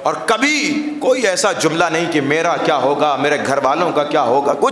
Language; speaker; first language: Urdu; native; Urdu